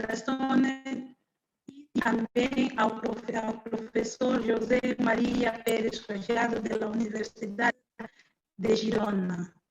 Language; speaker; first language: Spanish; non-native, fluent; Portuguese